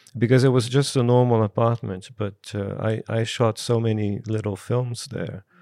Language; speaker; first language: English; non-native, fluent; Portuguese